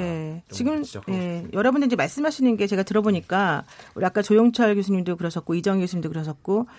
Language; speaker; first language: Korean; native; Korean